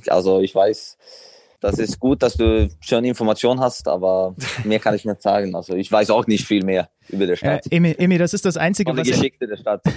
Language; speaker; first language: German; non-native, fluent; Swedish